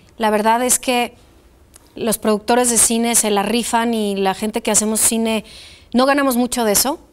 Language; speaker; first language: Spanish; early bilingual, other home language; Polish